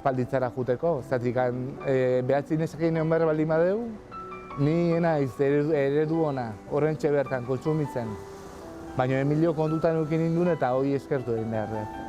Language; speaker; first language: Basque; native; Basque